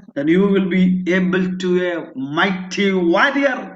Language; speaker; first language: English; non-native, local second language; Malayalam